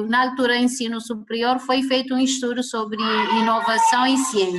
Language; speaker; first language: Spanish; non-native, learner; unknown